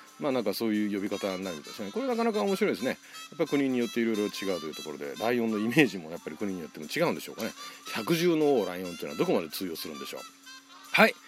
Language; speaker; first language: Japanese; native; Japanese